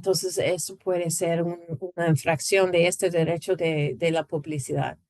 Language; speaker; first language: Spanish; non-native, learner; English